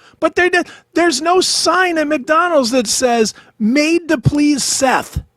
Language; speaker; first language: English; native; English